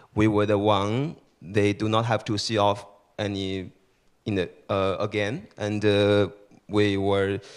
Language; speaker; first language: English; early bilingual, other home language; Chinese